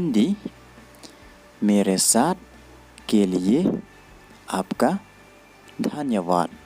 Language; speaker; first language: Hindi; non-native, learner; Khasi